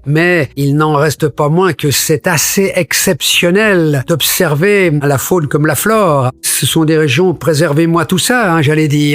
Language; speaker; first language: French; native; French